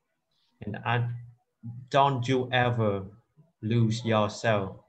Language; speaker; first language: English; non-native, fluent; Vietnamese